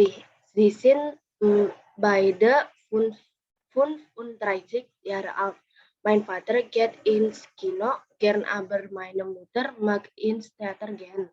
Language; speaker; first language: German; non-native, learner; Indonesian